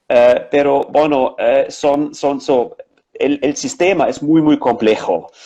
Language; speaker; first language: Spanish; non-native, fluent; German